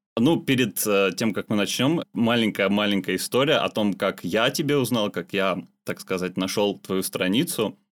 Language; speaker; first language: Russian; non-native, local second language; Armenian